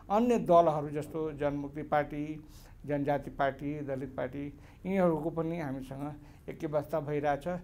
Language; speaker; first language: Nepali; non-native, local second language; Maithili